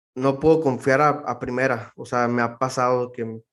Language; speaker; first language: Spanish; native; Spanish